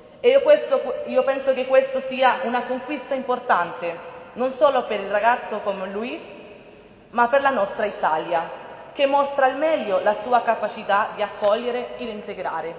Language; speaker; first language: Italian; non-native, fluent; Spanish